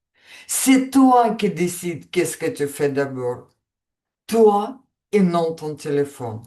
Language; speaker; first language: French; non-native, fluent; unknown